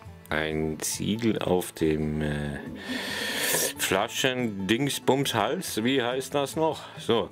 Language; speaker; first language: German; native; German